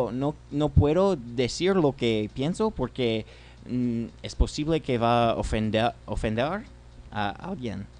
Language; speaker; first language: Spanish; non-native, learner; English